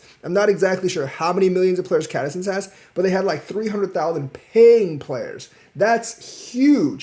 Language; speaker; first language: English; native; English